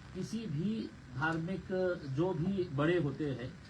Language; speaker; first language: Hindi; non-native, local second language; Marathi